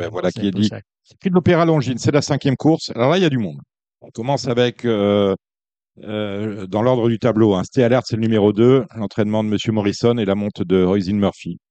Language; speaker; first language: French; native; French